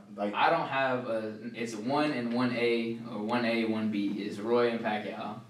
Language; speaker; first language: English; early bilingual, other home language; Filipino